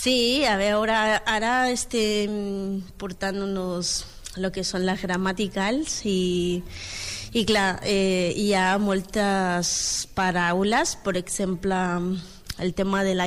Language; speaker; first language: Catalan; non-native, learner; Spanish